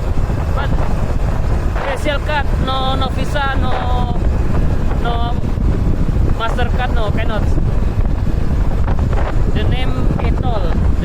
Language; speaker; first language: English; non-native, learner; Indonesian